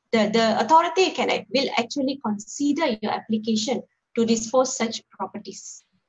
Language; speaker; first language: English; non-native, local second language; Tamil